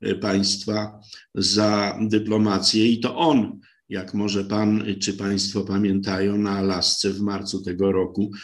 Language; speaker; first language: Polish; native; Polish